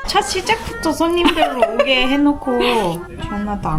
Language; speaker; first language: Korean; native; Korean